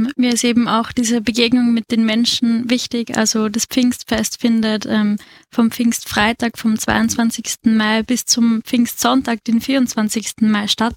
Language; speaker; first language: German; native; German